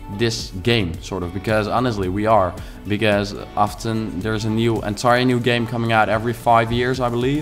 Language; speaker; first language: English; non-native, fluent; Dutch